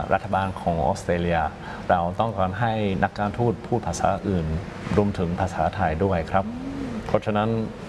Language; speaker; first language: Thai; non-native, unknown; English